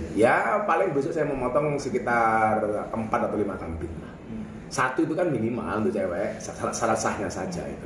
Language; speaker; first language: Indonesian; native; Indonesian